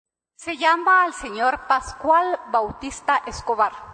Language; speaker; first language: Spanish; native; Spanish